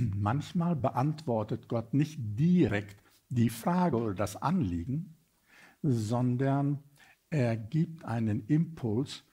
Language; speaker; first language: German; non-native, fluent; Afrikaans